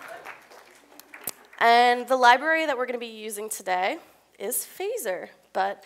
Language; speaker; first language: English; native; English